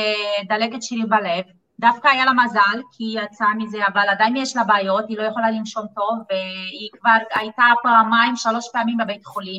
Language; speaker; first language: Hebrew; non-native, fluent; Portuguese